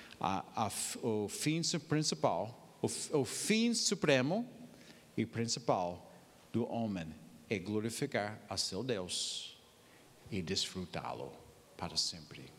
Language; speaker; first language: Portuguese; non-native, fluent; English